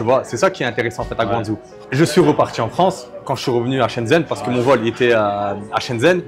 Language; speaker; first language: French; native; French